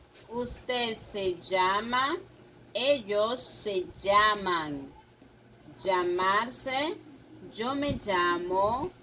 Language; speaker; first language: Spanish; non-native, fluent; French